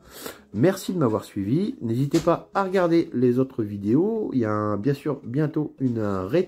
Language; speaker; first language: French; native; French